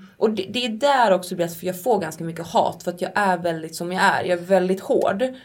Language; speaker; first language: Swedish; native; Swedish